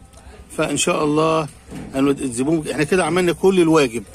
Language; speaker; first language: Arabic; native; Arabic